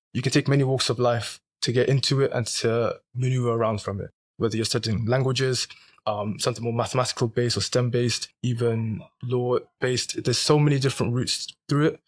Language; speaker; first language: English; native; English